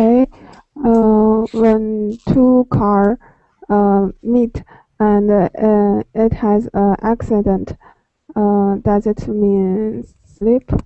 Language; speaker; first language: English; non-native, learner; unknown